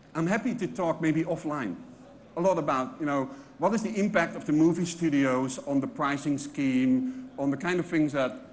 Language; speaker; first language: English; non-native, fluent; Dutch